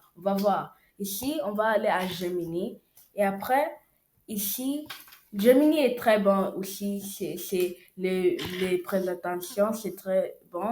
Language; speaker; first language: French; non-native, learner; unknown